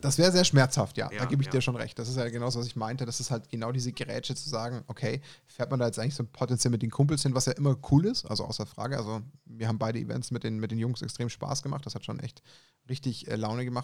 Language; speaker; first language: German; native; German